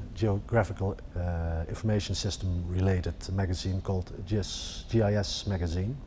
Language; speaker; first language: English; non-native, fluent; Dutch